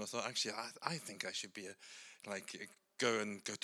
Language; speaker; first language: English; native; English